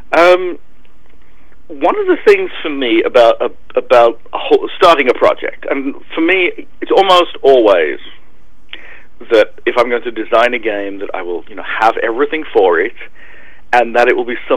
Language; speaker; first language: English; native; English